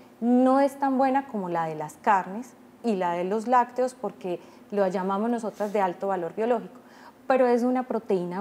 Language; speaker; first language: Spanish; native; Spanish